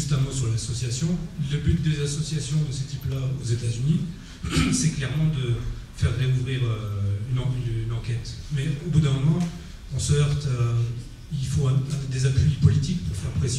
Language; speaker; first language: French; native; French